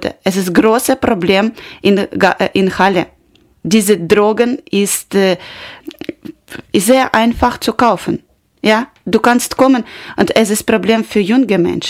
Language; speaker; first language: German; non-native, learner; Ukrainian